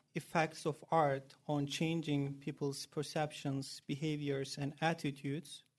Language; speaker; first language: English; non-native, fluent; Turkish